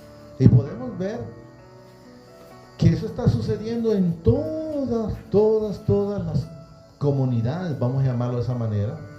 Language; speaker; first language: Spanish; native; Spanish